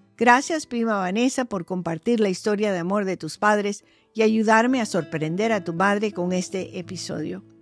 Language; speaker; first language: Spanish; early bilingual, heritage; Spanish